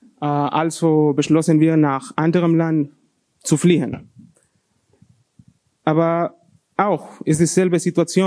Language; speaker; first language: German; non-native, learner; Spanish